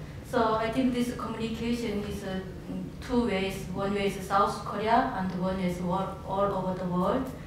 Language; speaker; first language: English; non-native, learner; Korean